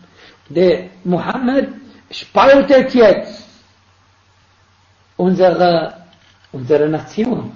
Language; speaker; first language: German; non-native, fluent; Arabic